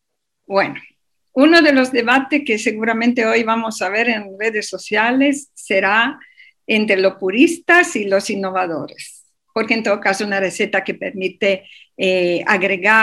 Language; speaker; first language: Spanish; native; Spanish